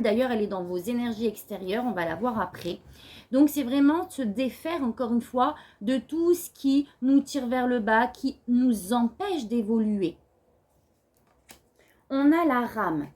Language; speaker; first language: French; native; French